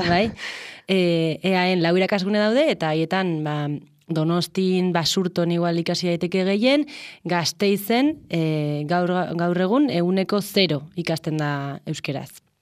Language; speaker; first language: Basque; native; Basque